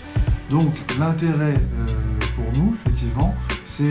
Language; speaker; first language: French; native; French